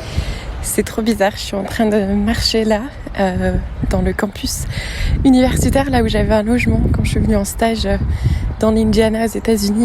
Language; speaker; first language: French; native; French